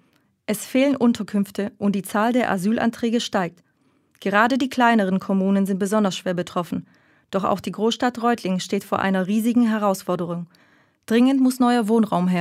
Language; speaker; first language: German; native; German